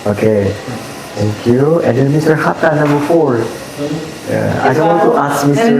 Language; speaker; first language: English; non-native, fluent; Indonesian